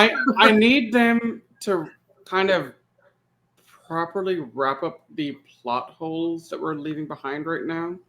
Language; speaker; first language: English; native; English